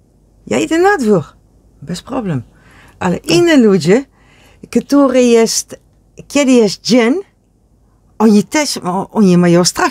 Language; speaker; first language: Polish; non-native, learner; Dutch